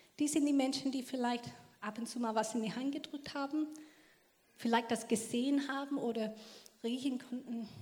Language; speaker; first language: German; non-native, fluent; English